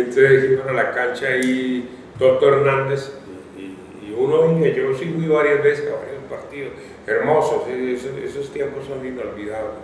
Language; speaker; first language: Spanish; native; Spanish